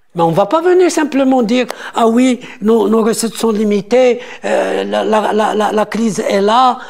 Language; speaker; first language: French; non-native, local second language; Arabic